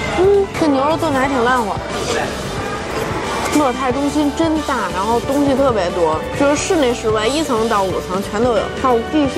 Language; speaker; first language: Chinese; native; Chinese